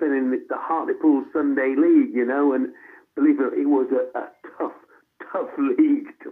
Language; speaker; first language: English; native; English